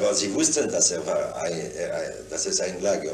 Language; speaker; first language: German; non-native, fluent; French